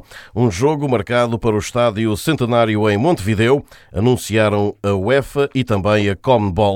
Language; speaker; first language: Portuguese; native; Portuguese